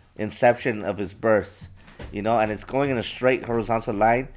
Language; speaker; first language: English; early bilingual, other home language; Spanish